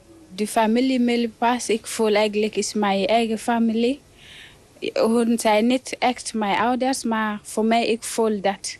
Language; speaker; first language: Dutch; non-native, learner; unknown